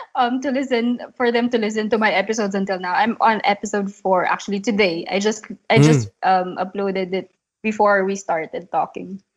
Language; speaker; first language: English; non-native, local second language; Filipino